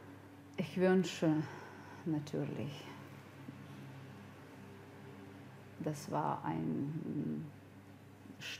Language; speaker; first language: German; non-native, learner; Ukrainian